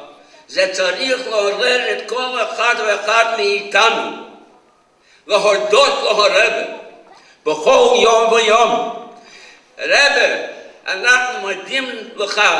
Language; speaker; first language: Hebrew; non-native, fluent; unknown